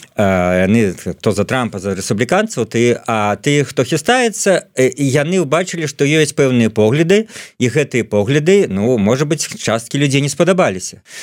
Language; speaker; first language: Belarusian; non-native, local second language; Russian